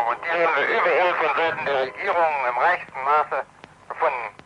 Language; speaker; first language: German; native; German